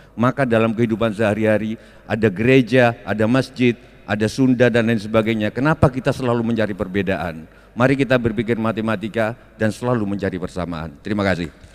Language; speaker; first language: Indonesian; native; Indonesian